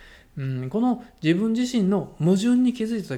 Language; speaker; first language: Japanese; native; Japanese